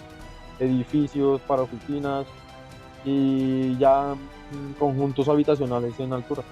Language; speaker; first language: Spanish; native; Spanish